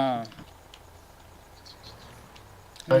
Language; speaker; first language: French; native; French